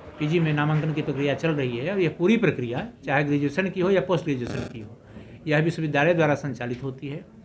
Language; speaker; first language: Hindi; native; Hindi